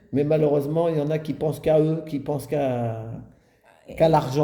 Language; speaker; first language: French; native; French